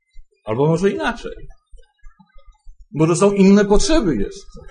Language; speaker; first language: Polish; native; Polish